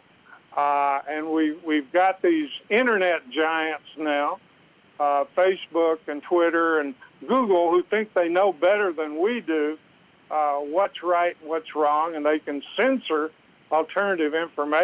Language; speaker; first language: English; native; English